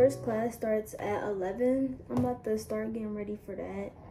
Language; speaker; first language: English; native; English